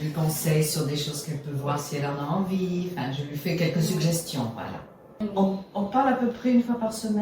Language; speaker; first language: French; native; French